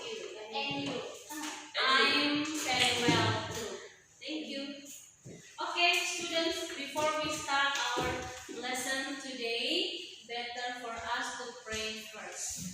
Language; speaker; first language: English; non-native, learner; Indonesian